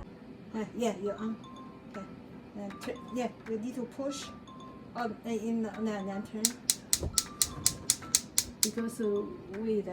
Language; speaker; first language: English; non-native, learner; Chinese